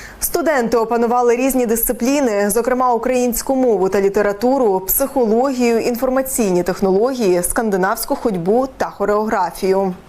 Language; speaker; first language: Ukrainian; native; Ukrainian